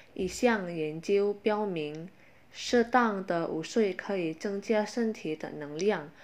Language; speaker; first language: Chinese; non-native, fluent; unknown